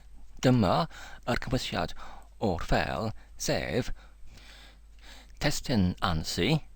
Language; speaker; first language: Welsh; non-native, learner; English